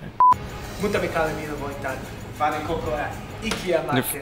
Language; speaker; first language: Finnish; non-native, learner; English